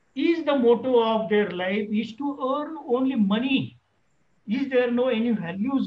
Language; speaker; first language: English; non-native, local second language; Marathi